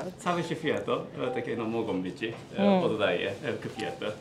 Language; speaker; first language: Polish; non-native, learner; Japanese